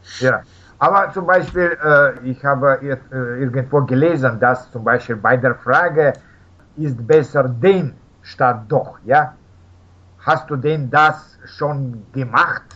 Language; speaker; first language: German; non-native, fluent; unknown